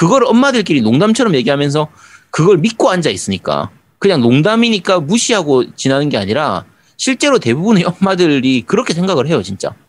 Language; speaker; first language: Korean; native; Korean